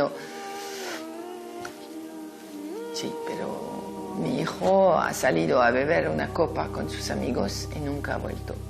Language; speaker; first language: Spanish; non-native, fluent; French